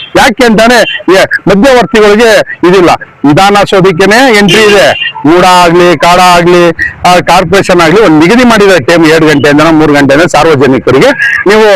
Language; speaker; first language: Kannada; native; Kannada